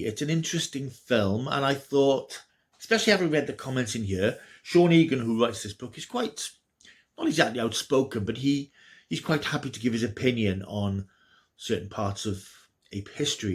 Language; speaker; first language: English; native; English